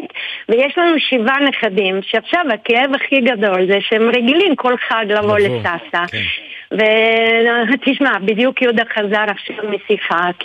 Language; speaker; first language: Hebrew; non-native, fluent; Italian